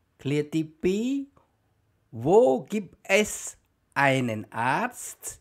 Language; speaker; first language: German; non-native, learner; Khmer